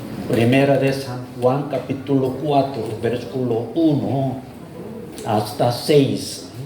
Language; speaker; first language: Spanish; non-native, fluent; Korean